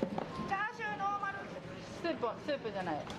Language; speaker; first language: Japanese; native; Japanese